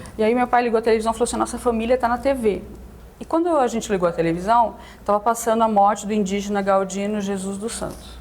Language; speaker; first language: Portuguese; native; Portuguese